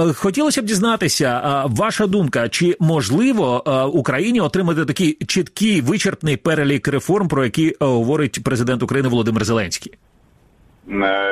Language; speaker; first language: Ukrainian; native; Ukrainian